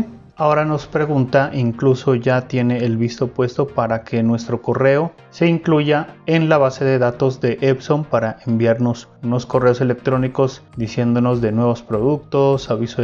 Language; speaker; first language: Spanish; native; Spanish